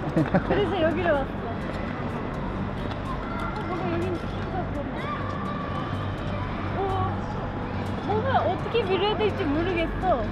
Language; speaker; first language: Korean; non-native, fluent; Turkish